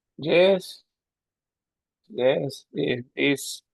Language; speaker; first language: English; non-native, learner; Spanish